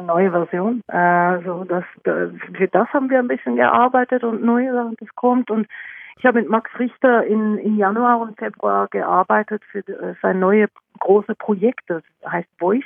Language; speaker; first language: German; non-native, fluent; Norwegian